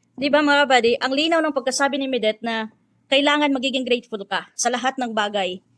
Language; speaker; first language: Filipino; non-native, local second language; Hiligaynon